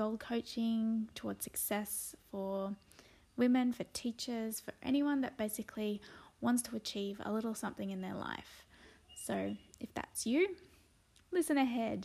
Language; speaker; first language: English; native; English